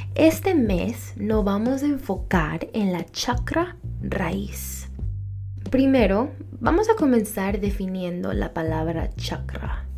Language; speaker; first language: Spanish; early bilingual, heritage; Spanish